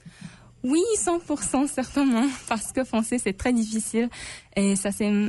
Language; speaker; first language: French; non-native, local second language; English